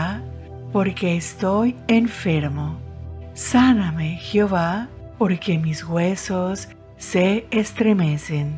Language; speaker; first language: Spanish; native; Spanish